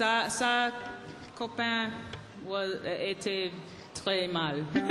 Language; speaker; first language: French; non-native, learner; English